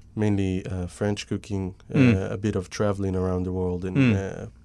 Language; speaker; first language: English; non-native, fluent; Hebrew